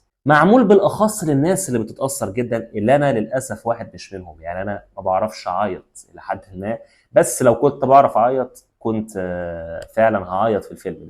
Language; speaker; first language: Arabic; native; Arabic